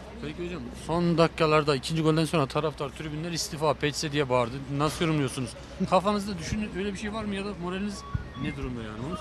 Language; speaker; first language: Turkish; native; Turkish